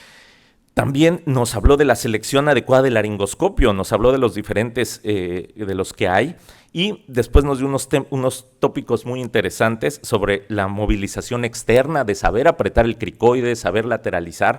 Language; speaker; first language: Spanish; native; Spanish